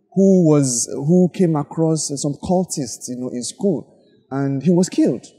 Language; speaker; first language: English; non-native, local second language; Yoruba